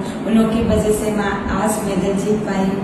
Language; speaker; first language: Hindi; non-native, local second language; Manipuri